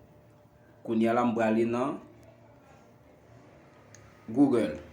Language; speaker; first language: French; non-native, learner; Haitian Creole